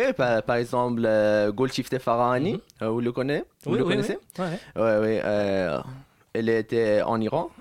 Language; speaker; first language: French; non-native, fluent; Persian